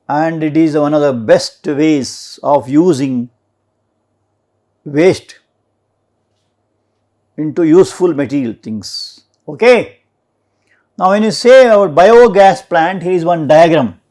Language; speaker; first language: English; non-native, local second language; Kannada